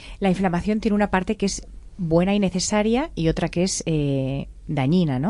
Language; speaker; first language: Spanish; native; Spanish